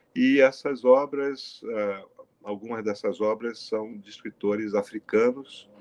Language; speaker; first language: Portuguese; native; Portuguese